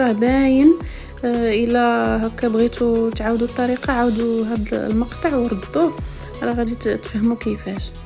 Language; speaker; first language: Arabic; native; Arabic